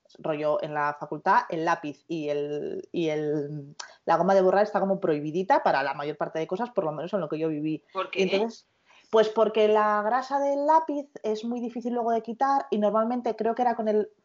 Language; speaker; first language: Spanish; native; Spanish